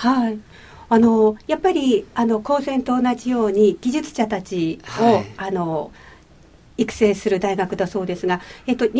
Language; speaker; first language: Japanese; native; Japanese